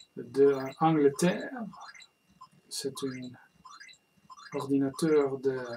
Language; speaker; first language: French; non-native, learner; English